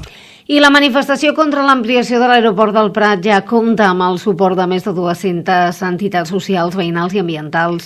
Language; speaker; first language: Catalan; native; Catalan